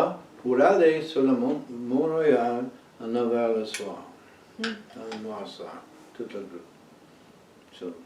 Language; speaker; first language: French; non-native, fluent; English